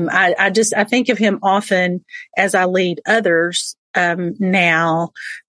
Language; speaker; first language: English; native; English